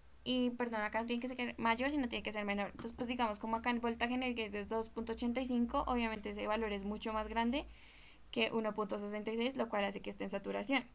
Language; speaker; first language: Spanish; native; Spanish